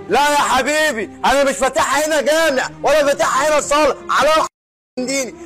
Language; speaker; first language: Arabic; native; Arabic